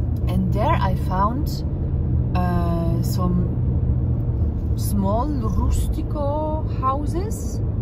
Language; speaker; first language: English; non-native, fluent; German